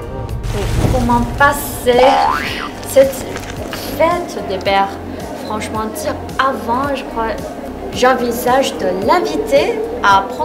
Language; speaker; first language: French; non-native, fluent; Chinese